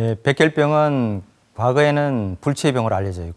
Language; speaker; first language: Korean; native; Korean